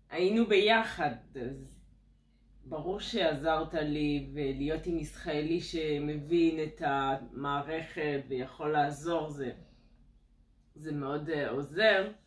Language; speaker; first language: Hebrew; non-native, fluent; French